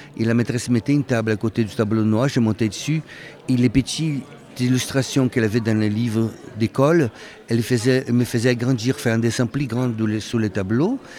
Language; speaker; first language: French; non-native, fluent; Portuguese